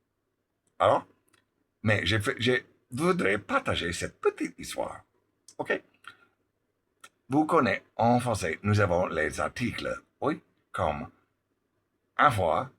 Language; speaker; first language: French; non-native, learner; English